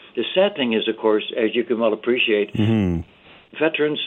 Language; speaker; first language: English; early bilingual, other home language; Dutch